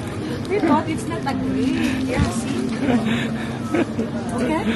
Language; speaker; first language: English; non-native, local second language; Filipino